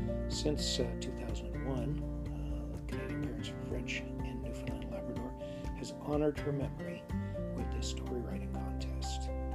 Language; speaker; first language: English; native; English